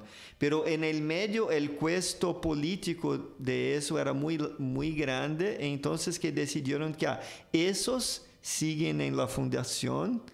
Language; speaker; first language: Spanish; non-native, fluent; Portuguese